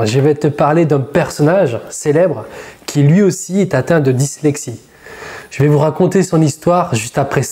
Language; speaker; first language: French; native; French